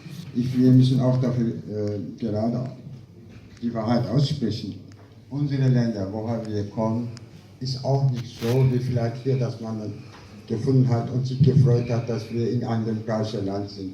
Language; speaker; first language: German; non-native, fluent; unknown